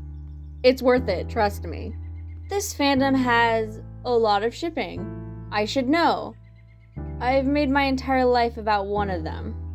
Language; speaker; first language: English; native; English